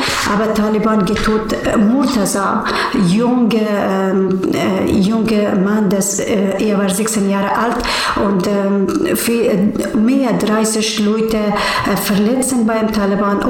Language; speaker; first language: German; non-native, learner; Persian